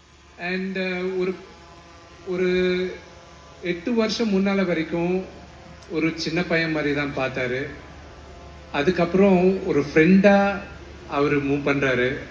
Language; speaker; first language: Tamil; non-native, local second language; Telugu